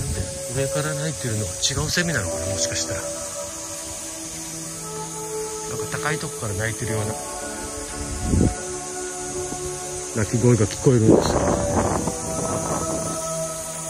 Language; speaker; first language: Japanese; native; Japanese